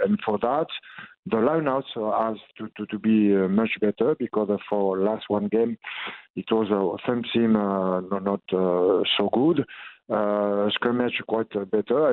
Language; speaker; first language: English; non-native, learner; French